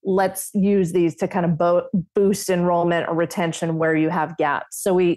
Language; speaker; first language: English; native; English